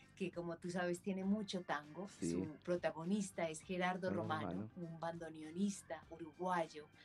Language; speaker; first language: Spanish; native; Spanish